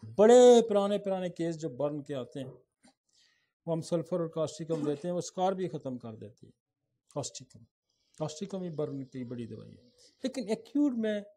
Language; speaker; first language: Urdu; non-native, local second language; Saraiki